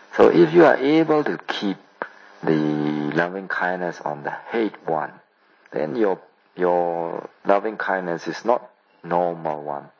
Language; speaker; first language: English; non-native, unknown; Burmese